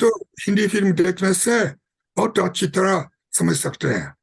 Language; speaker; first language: Hindi; non-native, fluent; Japanese